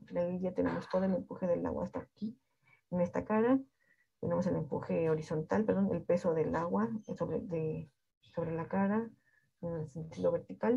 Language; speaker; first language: Spanish; native; Spanish